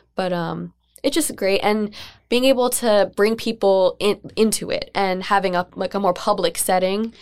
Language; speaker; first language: English; native; English